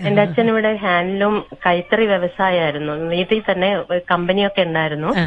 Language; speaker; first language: Malayalam; native; Malayalam